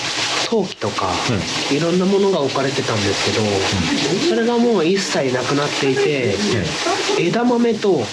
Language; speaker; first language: Japanese; native; Japanese